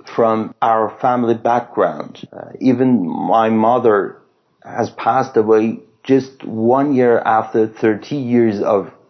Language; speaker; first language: English; non-native, fluent; Persian